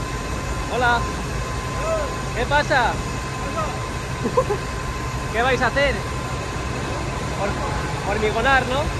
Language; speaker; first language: Spanish; native; Spanish